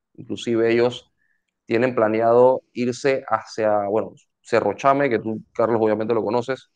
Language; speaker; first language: Spanish; native; Spanish